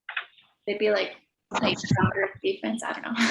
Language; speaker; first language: English; native; English